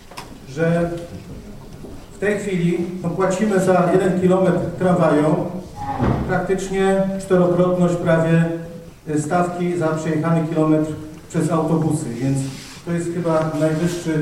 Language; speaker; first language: Polish; native; Polish